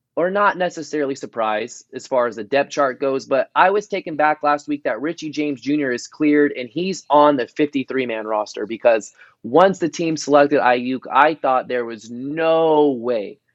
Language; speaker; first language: English; native; English